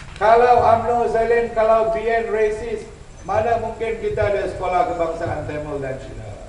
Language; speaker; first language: Malay; non-native, local second language; Tamil